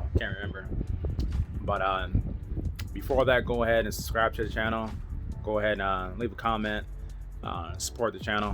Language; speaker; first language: English; native; English